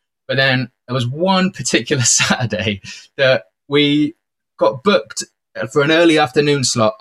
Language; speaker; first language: English; native; English